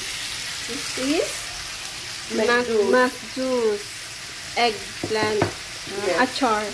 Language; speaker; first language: English; non-native, local second language; Filipino